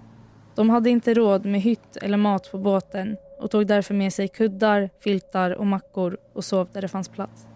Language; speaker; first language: Swedish; early bilingual, heritage; Finnish